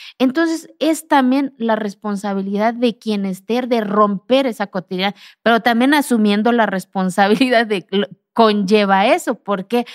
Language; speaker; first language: Spanish; non-native, local second language; Zapotec